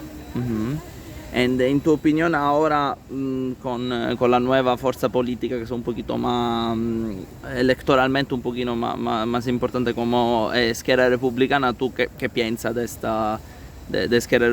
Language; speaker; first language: Spanish; non-native, learner; Italian